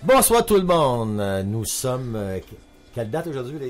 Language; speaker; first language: French; native; French